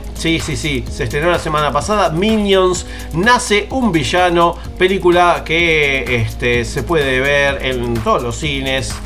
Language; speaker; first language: Spanish; native; Spanish